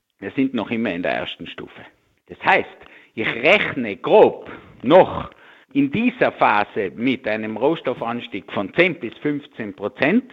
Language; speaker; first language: German; native; German